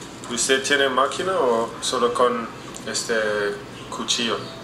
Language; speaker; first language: Spanish; non-native, learner; English